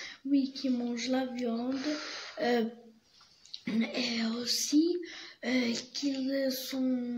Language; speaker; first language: French; non-native, learner; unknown